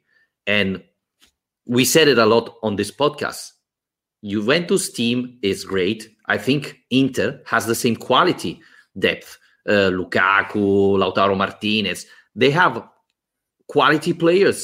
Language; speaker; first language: English; non-native, fluent; Italian